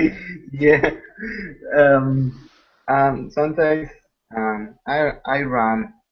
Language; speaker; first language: English; non-native, learner; Spanish